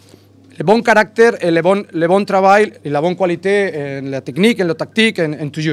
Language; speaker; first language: French; non-native, learner; Spanish